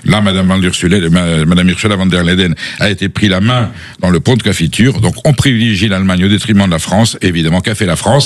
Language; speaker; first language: French; native; French